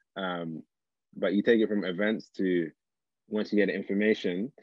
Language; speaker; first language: English; native; English